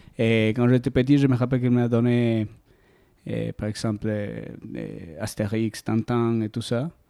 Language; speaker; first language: French; non-native, learner; Spanish